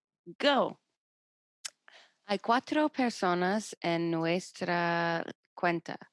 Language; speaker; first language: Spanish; non-native, learner; English